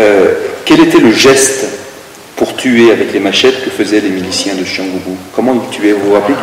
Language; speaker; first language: French; native; French